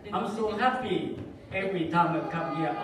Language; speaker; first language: English; non-native, learner; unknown